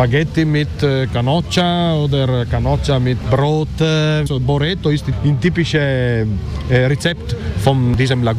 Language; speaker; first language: German; non-native, learner; Italian